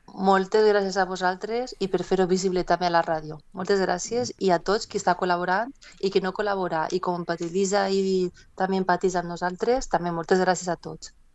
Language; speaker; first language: Catalan; non-native, local second language; Spanish